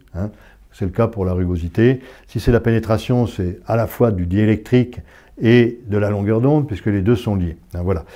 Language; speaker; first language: French; native; French